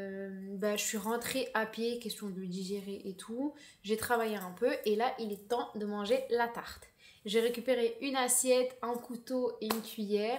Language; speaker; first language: French; native; French